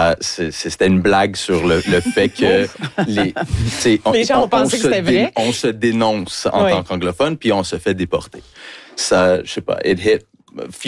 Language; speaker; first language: French; early bilingual, other home language; English